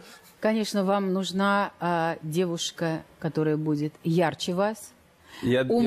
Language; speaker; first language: Russian; native; Russian